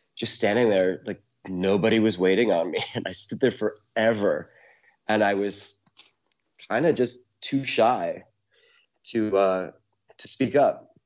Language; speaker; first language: English; native; English